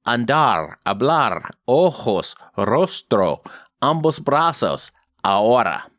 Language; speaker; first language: Spanish; non-native, learner; English